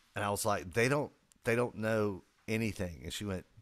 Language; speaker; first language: English; native; English